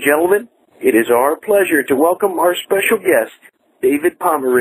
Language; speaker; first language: English; non-native, local second language; Filipino